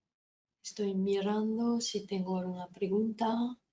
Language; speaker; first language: Spanish; non-native, fluent; French